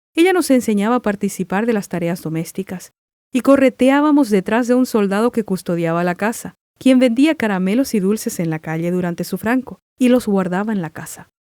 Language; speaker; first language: Spanish; non-native, local second language; Guarani